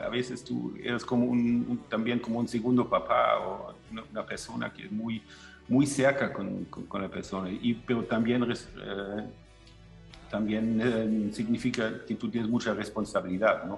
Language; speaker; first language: Spanish; non-native, fluent; German